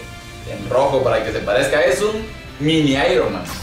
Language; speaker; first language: Spanish; native; Spanish